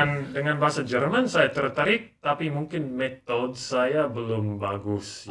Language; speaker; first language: Indonesian; non-native, learner; English